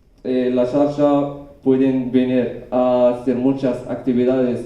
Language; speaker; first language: Spanish; non-native, learner; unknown